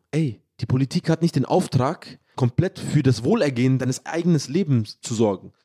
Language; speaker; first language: German; early bilingual, other home language; Arabic